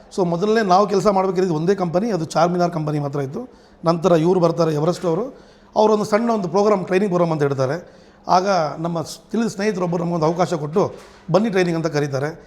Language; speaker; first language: Kannada; non-native, local second language; Telugu